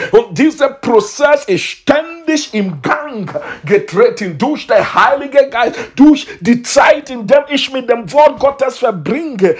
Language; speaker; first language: German; non-native, learner; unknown